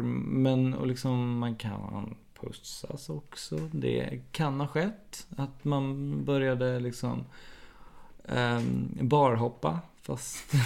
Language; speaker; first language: Swedish; native; Swedish